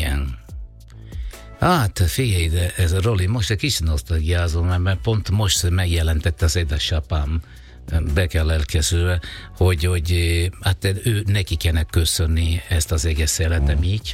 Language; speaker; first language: Hungarian; non-native, learner; Italian